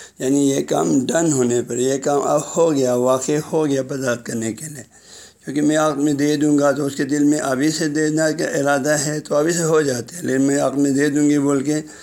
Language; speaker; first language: Urdu; non-native, local second language; Balti